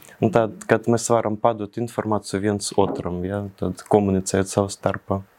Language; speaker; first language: Latvian; non-native, local second language; Russian